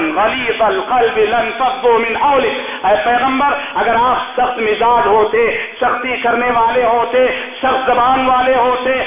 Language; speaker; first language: Urdu; native; Urdu